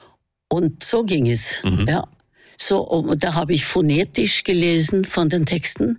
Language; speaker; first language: German; non-native, fluent; Norwegian